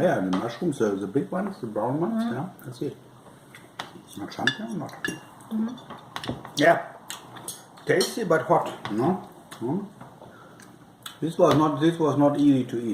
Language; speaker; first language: English; non-native, fluent; German